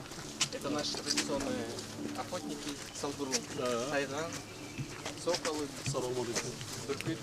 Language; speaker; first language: Russian; non-native, local second language; Kyrgyz